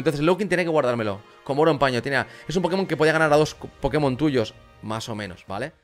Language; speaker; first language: Spanish; native; Spanish